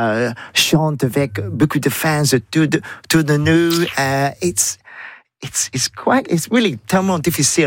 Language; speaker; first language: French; non-native, learner; English